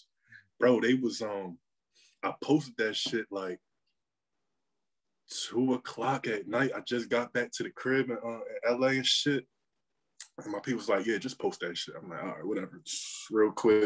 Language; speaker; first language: English; native; English